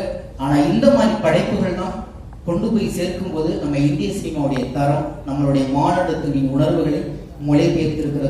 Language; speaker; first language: Tamil; native; Tamil